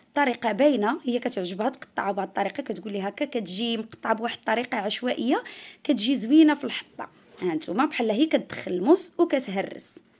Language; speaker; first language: Arabic; native; Arabic